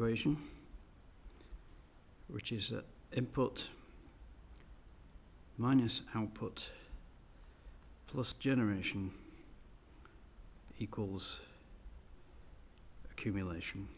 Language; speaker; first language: English; native; English